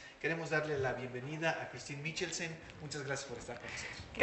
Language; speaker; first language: Spanish; native; Spanish